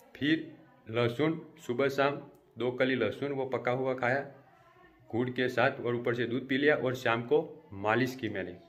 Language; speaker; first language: Hindi; non-native, local second language; Gujarati